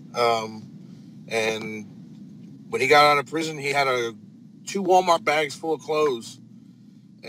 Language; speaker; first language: English; native; English